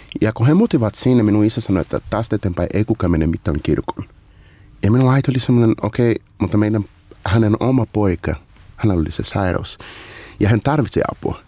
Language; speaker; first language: Finnish; non-native, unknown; Portuguese